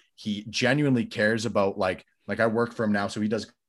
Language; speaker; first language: English; native; English